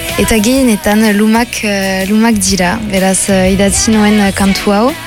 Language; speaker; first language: Basque; non-native, local second language; French